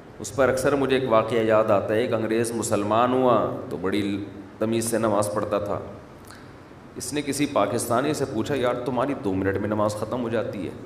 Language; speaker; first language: Urdu; native; Urdu